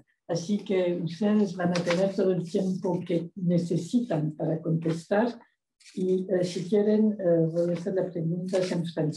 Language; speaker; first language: Spanish; non-native, fluent; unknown